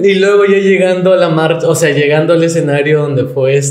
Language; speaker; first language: Spanish; native; Spanish